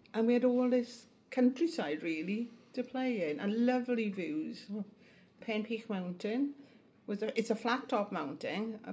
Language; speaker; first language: English; native; English